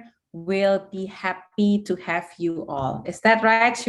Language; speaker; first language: English; non-native, fluent; Indonesian